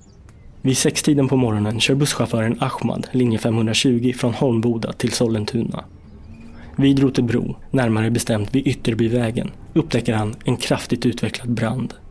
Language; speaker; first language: Swedish; native; Swedish